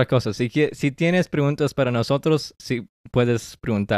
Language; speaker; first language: Spanish; early bilingual, heritage; English